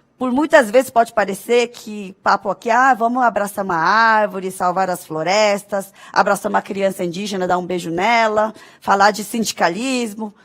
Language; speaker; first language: Portuguese; early bilingual, other home language; Korean